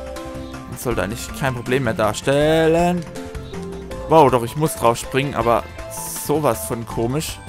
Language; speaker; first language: German; native; German